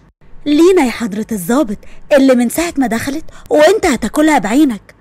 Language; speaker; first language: Arabic; native; Arabic